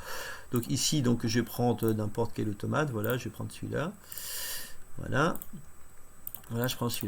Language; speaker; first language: French; native; French